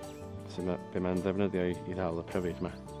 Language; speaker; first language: Welsh; native; Welsh